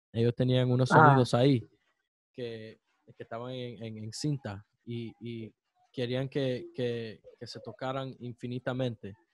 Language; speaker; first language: Spanish; early bilingual, heritage; Spanish